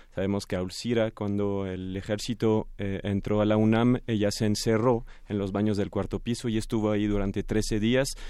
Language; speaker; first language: Spanish; non-native, fluent; French